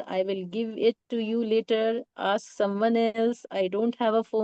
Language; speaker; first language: English; non-native, local second language; Hindi